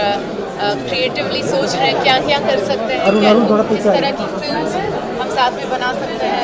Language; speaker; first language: Hindi; non-native, local second language; French